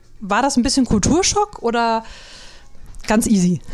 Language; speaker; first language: German; native; German